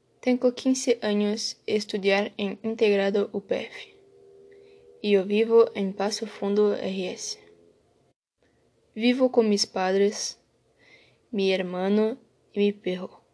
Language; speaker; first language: Spanish; non-native, learner; Portuguese